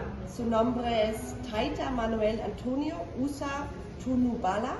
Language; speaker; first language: Spanish; non-native, fluent; German